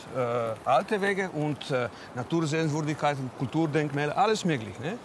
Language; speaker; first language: German; non-native, learner; Slovenian